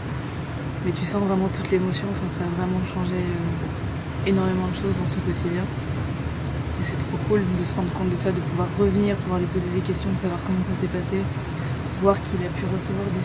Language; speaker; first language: French; native; French